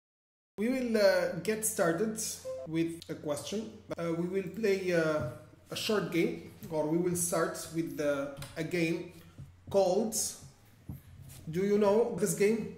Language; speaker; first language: English; non-native, fluent; Arabic